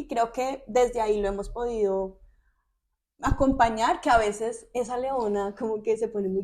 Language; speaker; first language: Spanish; native; Spanish